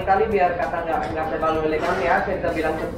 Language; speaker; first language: Indonesian; non-native, fluent; Italian